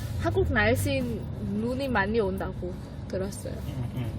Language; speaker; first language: Korean; non-native, learner; Vietnamese